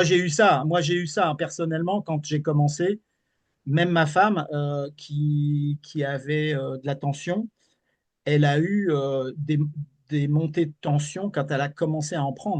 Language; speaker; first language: French; native; French